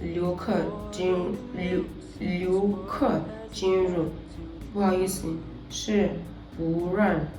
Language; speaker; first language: Chinese; non-native, learner; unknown